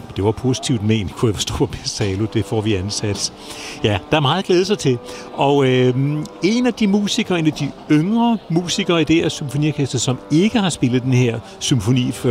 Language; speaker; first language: Danish; native; Danish